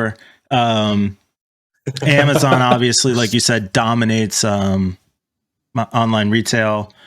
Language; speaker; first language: English; native; English